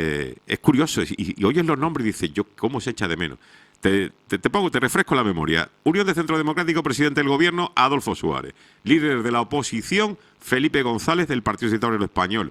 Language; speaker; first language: Spanish; native; Spanish